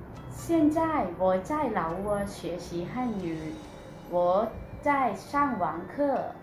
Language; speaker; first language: Chinese; non-native, learner; Lao